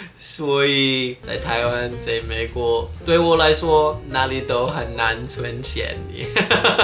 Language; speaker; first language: Chinese; non-native, fluent; English